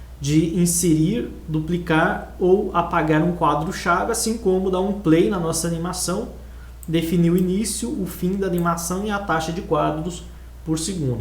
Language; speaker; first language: Portuguese; native; Portuguese